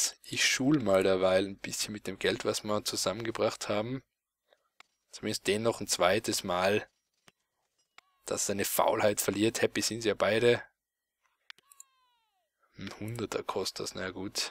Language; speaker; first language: German; native; German